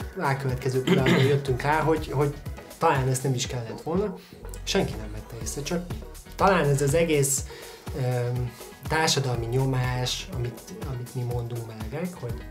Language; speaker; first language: Hungarian; native; Hungarian